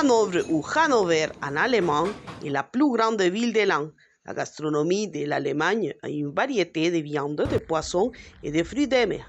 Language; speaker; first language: French; non-native, learner; Spanish